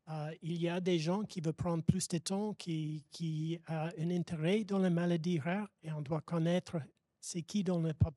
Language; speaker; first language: French; non-native, fluent; English